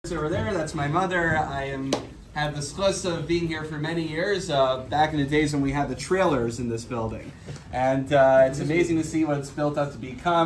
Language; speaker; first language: English; native; English